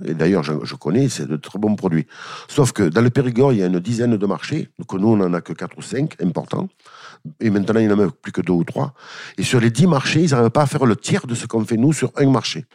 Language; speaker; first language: French; native; French